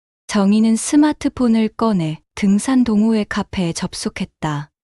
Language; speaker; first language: Korean; native; Korean